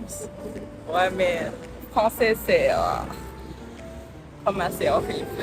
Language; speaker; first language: French; non-native, learner; Thai